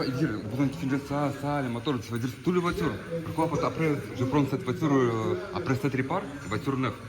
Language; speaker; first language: French; non-native, learner; Russian